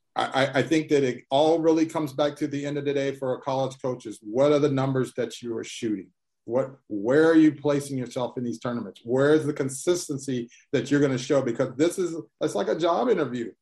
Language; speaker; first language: English; native; English